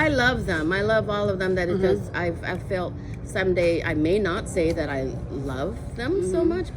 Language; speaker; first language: English; non-native, fluent; Khmer